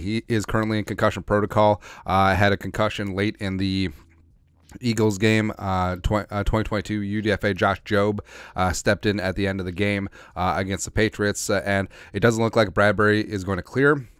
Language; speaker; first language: English; native; English